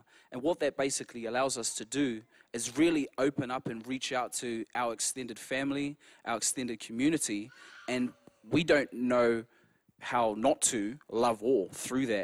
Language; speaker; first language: English; native; English